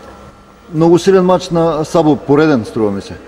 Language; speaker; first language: Bulgarian; native; Bulgarian